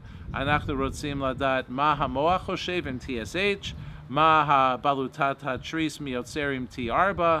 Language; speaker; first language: Hebrew; non-native, fluent; English